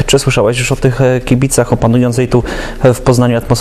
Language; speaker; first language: Polish; native; Polish